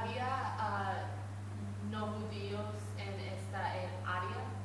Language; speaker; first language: Spanish; non-native, learner; English